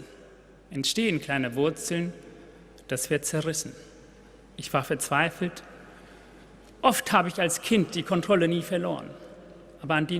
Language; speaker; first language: German; non-native, fluent; Tamil